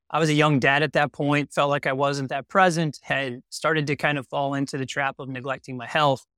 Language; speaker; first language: English; native; English